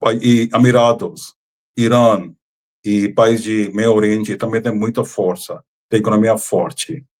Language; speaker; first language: Portuguese; non-native, fluent; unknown